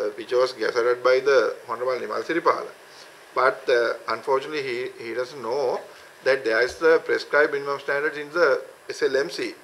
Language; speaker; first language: English; non-native, local second language; Sinhala